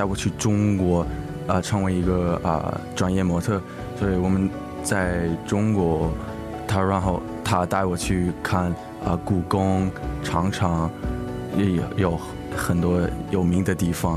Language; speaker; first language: Chinese; early bilingual, heritage; English